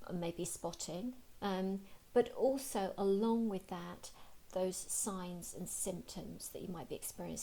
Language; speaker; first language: English; native; English